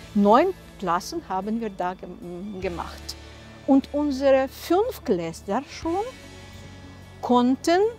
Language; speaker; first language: German; non-native, local second language; Russian